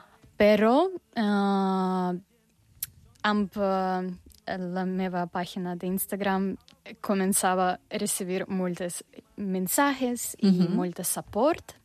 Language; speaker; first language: Spanish; non-native, learner; English